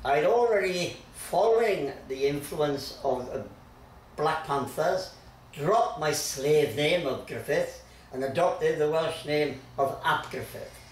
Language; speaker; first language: English; native; English